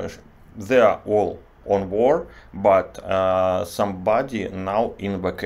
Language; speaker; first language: English; non-native, learner; Russian